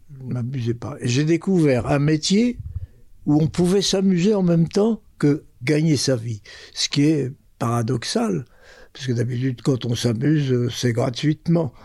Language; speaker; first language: French; early bilingual, other home language; Spanish